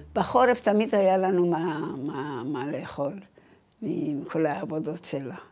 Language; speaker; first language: Hebrew; early bilingual, other home language; Persian